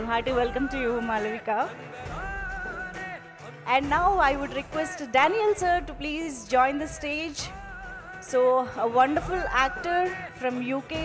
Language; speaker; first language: Telugu; native; Telugu